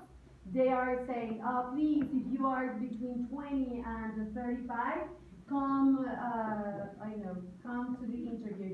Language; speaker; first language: English; non-native, fluent; Spanish